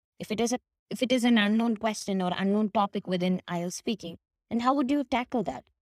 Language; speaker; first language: English; non-native, local second language; Malayalam